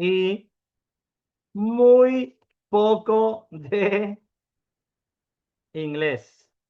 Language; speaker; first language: Spanish; non-native, fluent; Urdu